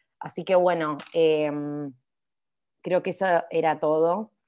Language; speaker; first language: Spanish; native; Spanish